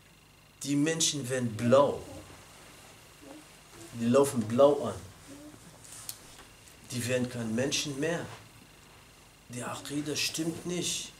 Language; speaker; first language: German; non-native, fluent; Arabic